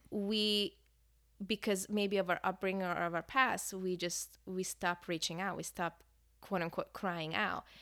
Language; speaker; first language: English; early bilingual, other home language; Hungarian